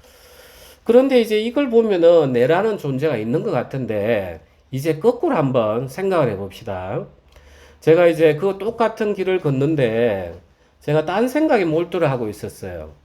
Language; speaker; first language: Korean; native; Korean